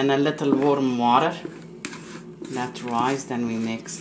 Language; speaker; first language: English; non-native, learner; Portuguese